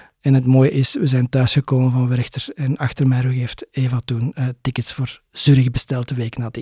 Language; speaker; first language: Dutch; native; Dutch